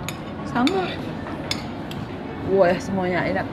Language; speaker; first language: Indonesian; non-native, learner; Thai